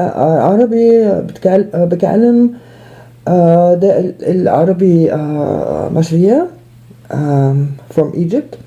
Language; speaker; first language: Arabic; non-native, learner; German